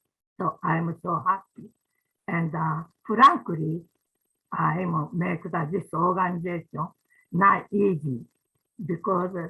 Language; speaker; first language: English; non-native, learner; Japanese